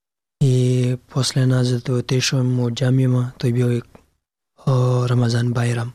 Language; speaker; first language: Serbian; non-native, learner; Pashto